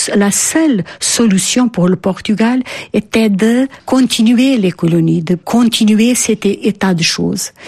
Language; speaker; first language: French; non-native, fluent; Portuguese